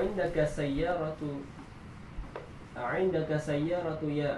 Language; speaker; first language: Arabic; non-native, learner; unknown